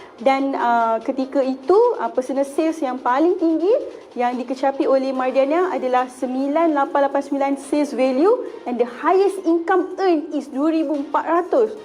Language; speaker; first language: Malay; native; Malay